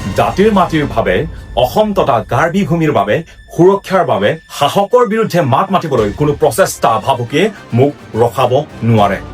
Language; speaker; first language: Assamese; non-native, local second language; Karbi